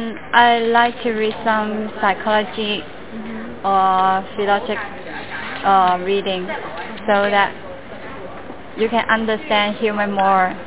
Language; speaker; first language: English; non-native, learner; Cantonese